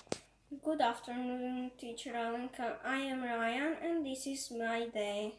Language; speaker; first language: English; non-native, learner; Croatian